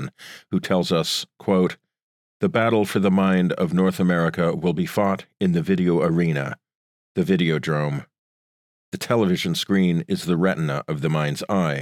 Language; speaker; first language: English; native; English